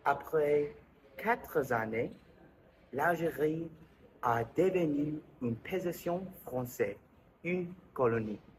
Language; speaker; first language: French; non-native, learner; English